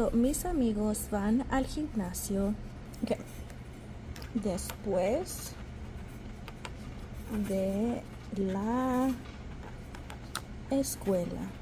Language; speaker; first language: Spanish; non-native, fluent; English